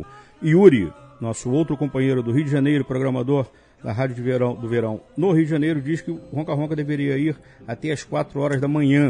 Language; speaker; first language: Portuguese; native; Portuguese